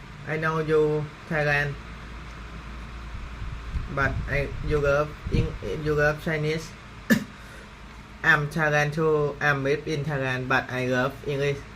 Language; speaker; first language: English; non-native, learner; Thai